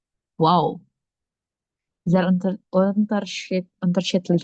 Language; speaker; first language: German; non-native, learner; Indonesian